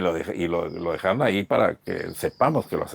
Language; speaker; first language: Spanish; native; Spanish